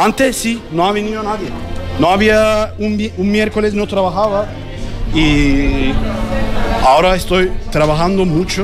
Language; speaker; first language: Spanish; non-native, learner; Turkish